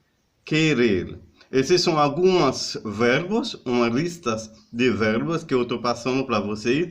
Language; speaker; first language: Portuguese; non-native, learner; Haitian Creole